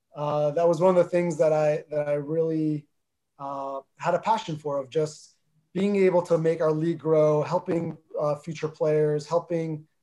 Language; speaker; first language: English; early bilingual, other home language; Armenian